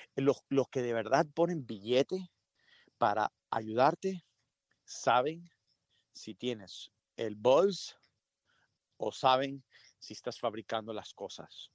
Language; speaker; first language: Spanish; early bilingual, heritage; Spanish